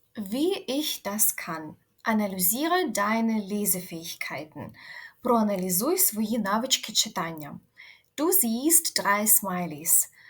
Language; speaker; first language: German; non-native, fluent; Ukrainian